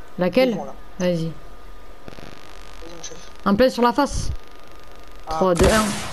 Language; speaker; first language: French; native; French